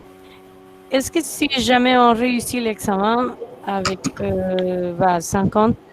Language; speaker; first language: French; non-native, fluent; Spanish